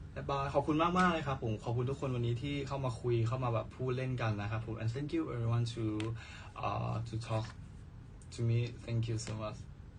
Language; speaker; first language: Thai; native; Thai